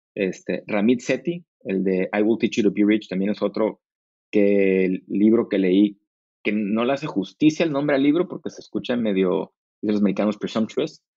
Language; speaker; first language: Spanish; native; Spanish